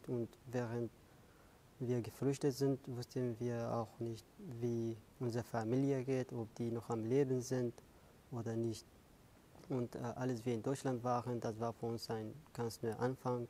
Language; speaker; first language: German; non-native, fluent; Kurdish